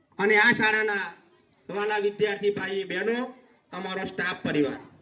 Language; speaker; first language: Gujarati; native; Gujarati